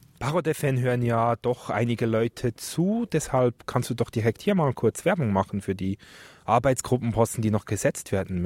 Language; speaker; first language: German; native; German